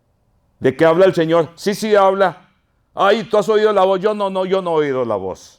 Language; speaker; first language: Spanish; native; Spanish